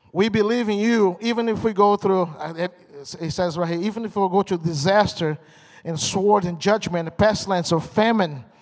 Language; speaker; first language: English; non-native, fluent; Portuguese